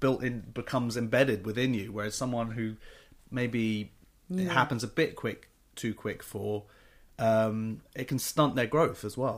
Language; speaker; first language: English; native; English